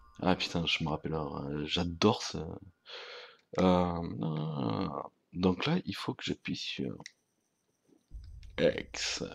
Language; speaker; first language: French; native; French